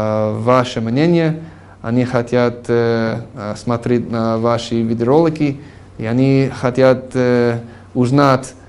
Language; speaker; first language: Russian; non-native, fluent; English